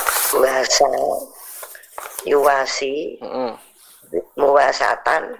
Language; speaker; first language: Arabic; non-native, learner; Indonesian